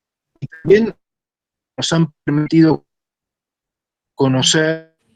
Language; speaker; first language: Spanish; native; Spanish